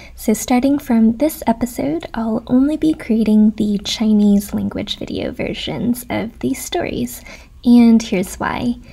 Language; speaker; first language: English; native; English